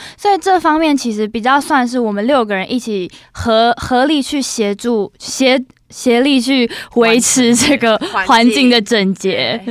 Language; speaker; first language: Chinese; native; Chinese